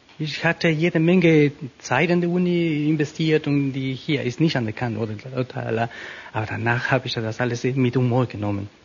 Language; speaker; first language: German; non-native, fluent; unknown